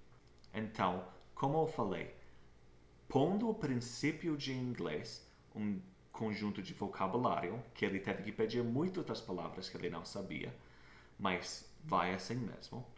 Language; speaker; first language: Portuguese; non-native, fluent; English